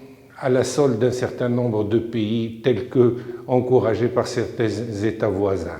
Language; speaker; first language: French; non-native, local second language; Arabic